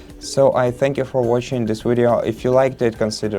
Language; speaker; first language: English; non-native, fluent; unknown